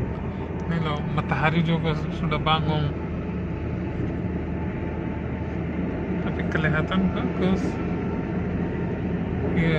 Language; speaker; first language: Indonesian; non-native, learner; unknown